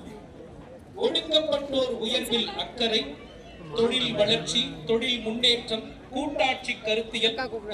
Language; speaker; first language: Tamil; native; Tamil